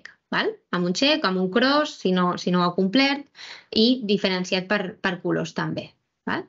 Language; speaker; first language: Catalan; native; Catalan